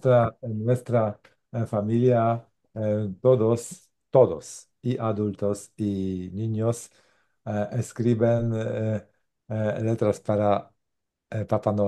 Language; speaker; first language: Spanish; non-native, learner; Polish